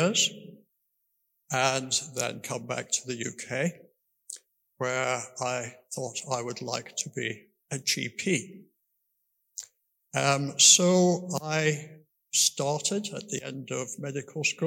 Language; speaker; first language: English; native; English